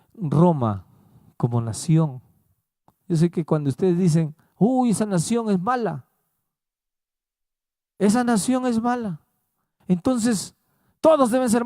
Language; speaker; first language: Spanish; native; Spanish